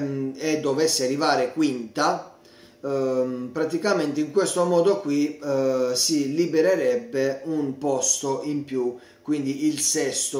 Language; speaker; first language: Italian; native; Italian